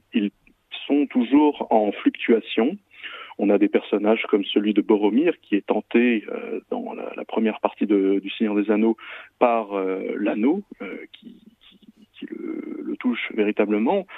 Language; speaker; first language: French; native; French